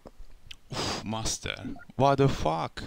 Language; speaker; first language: English; non-native, learner; Hungarian